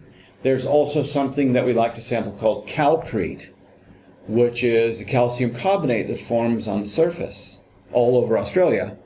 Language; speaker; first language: English; native; English